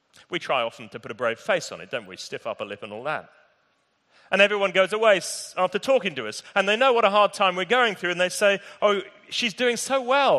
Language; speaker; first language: English; native; English